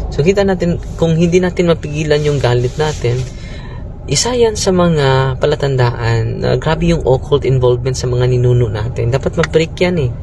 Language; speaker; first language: Filipino; non-native, local second language; Cebuano